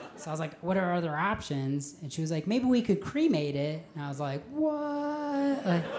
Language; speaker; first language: English; native; English